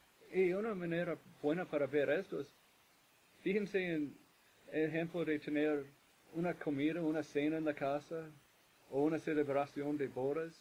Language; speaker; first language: Spanish; non-native, fluent; English